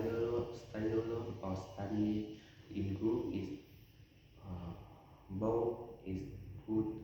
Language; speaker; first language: English; non-native, learner; Vietnamese